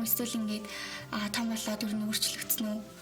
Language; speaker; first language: Mongolian; native; Mongolian